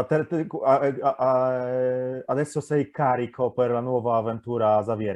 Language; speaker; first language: Italian; non-native, fluent; Polish